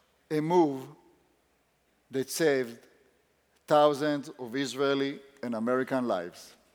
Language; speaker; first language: English; non-native, fluent; Hebrew